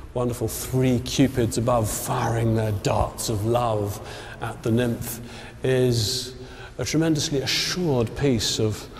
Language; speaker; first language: English; native; English